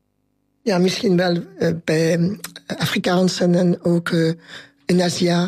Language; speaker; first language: Dutch; non-native, local second language; French